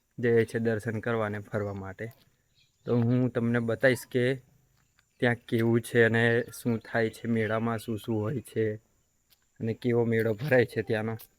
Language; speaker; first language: Gujarati; non-native, local second language; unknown